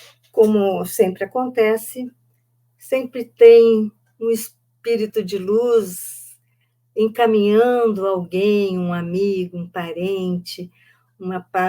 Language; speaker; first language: Portuguese; native; Portuguese